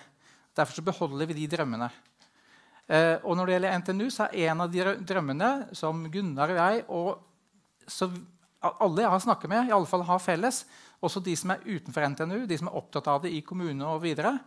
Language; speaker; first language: Norwegian; native; Norwegian